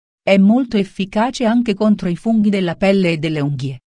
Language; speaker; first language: Italian; native; Italian